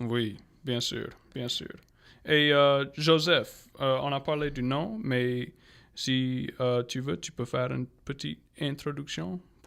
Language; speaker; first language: French; non-native, local second language; English